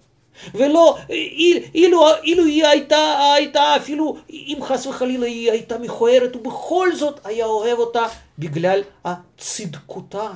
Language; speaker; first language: Hebrew; non-native, fluent; Russian